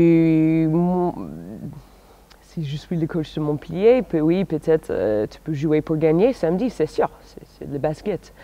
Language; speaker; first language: French; non-native, fluent; English